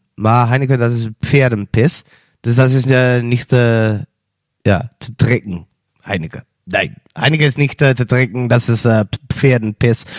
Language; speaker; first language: German; non-native, learner; Dutch